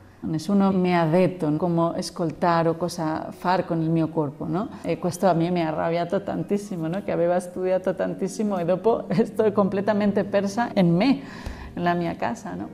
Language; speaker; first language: Italian; non-native, learner; Spanish